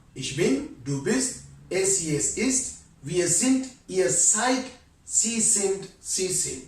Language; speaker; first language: German; non-native, fluent; Sinhala